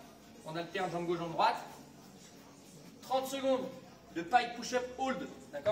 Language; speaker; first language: French; native; French